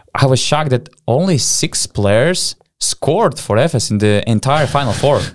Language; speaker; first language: English; non-native, fluent; Lithuanian